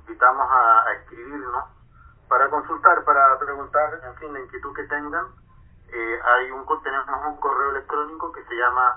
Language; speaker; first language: Spanish; native; Spanish